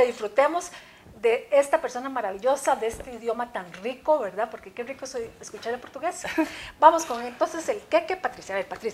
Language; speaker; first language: Spanish; native; Spanish